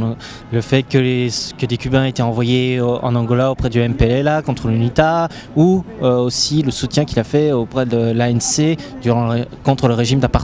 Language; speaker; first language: French; native; French